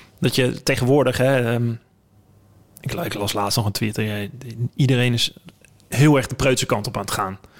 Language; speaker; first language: Dutch; native; Dutch